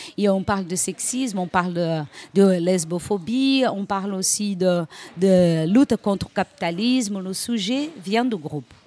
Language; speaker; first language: French; non-native, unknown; Portuguese